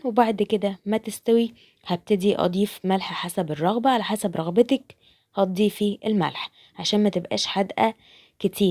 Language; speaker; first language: Arabic; native; Arabic